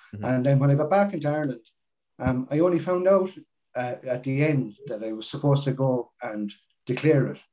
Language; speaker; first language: English; native; English